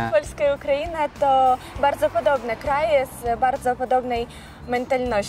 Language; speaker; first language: Polish; non-native, learner; Ukrainian